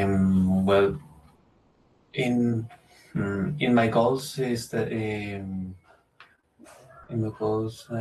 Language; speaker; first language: English; non-native, learner; Spanish